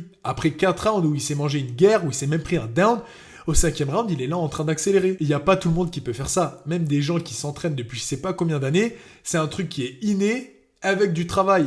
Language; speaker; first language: French; native; French